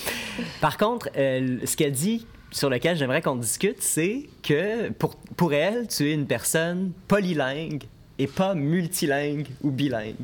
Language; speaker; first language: French; native; French